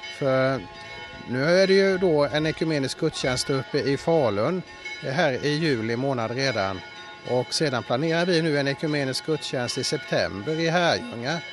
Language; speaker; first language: Swedish; native; Swedish